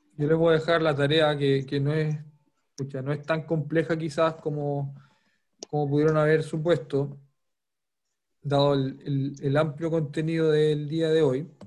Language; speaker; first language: Spanish; native; Spanish